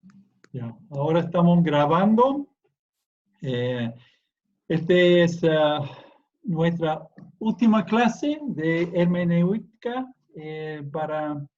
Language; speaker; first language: Spanish; non-native, fluent; English